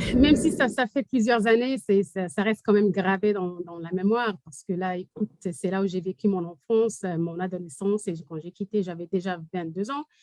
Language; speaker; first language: French; non-native, local second language; Arabic